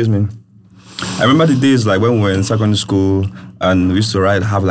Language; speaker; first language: English; non-native, local second language; Yoruba